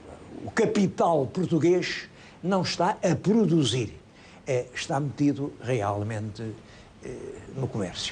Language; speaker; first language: Portuguese; native; Portuguese